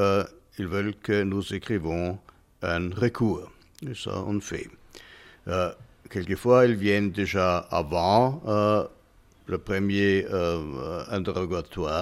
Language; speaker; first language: French; non-native, fluent; German